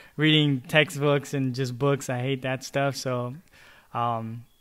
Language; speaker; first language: English; early bilingual, other home language; Chavacano